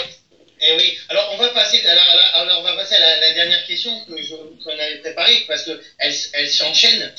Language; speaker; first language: French; native; French